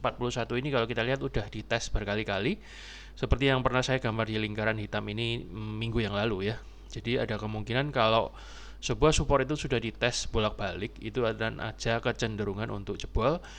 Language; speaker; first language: Indonesian; native; Indonesian